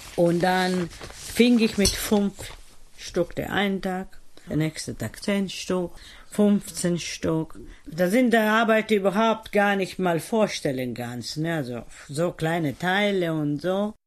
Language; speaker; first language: German; non-native, fluent; Greek